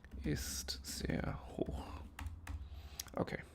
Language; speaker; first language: German; non-native, fluent; English